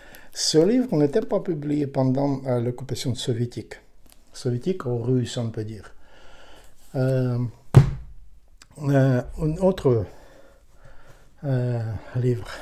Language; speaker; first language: French; non-native, learner; Ukrainian